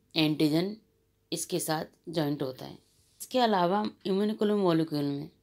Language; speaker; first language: Hindi; native; Hindi